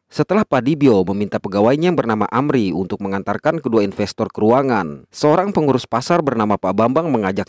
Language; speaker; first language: Indonesian; native; Indonesian